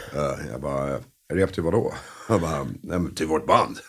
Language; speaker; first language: Swedish; early bilingual, other home language; English